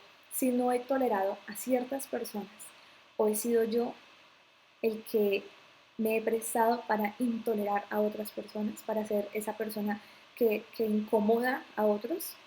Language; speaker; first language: Spanish; native; Spanish